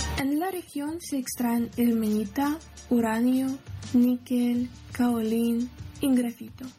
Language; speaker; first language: Spanish; non-native, fluent; Ukrainian